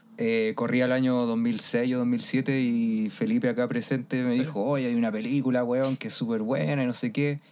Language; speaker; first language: Spanish; native; Spanish